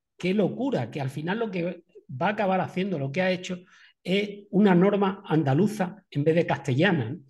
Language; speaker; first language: Spanish; native; Spanish